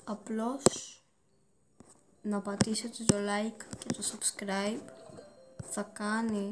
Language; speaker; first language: Greek; early bilingual, heritage; Greek